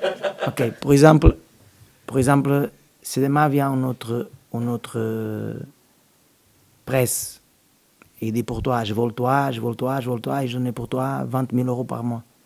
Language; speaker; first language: French; non-native, learner; Portuguese